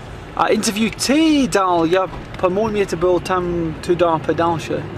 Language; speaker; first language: Russian; non-native, learner; English